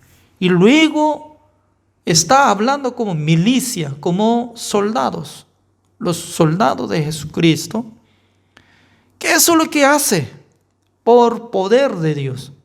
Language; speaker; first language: Spanish; non-native, learner; Korean